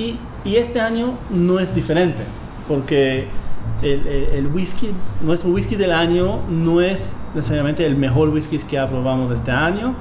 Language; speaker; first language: Spanish; non-native, fluent; English